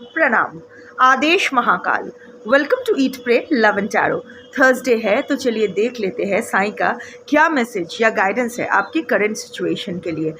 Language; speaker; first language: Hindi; non-native, local second language; Bangla